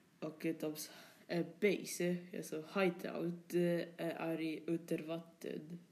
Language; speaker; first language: Swedish; non-native, learner; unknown